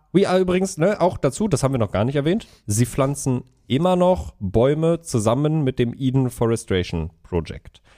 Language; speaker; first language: German; native; German